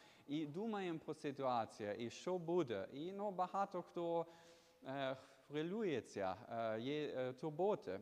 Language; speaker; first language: Ukrainian; non-native, learner; German